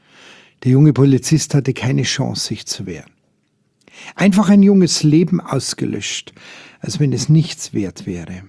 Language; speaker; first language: German; native; German